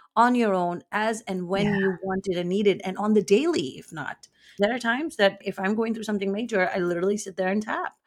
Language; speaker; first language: English; non-native, local second language; Gujarati